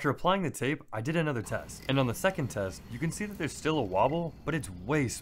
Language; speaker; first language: English; native; English